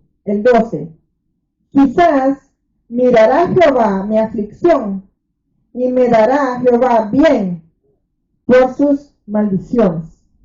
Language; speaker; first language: Spanish; native; Spanish